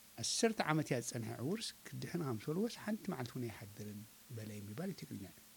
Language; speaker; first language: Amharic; non-native, local second language; Tigrinya